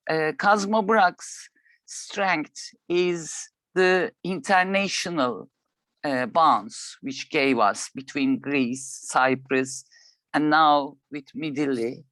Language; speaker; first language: English; non-native, fluent; Turkish